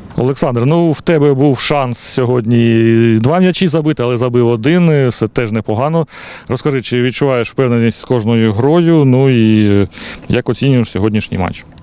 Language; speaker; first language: Ukrainian; native; Ukrainian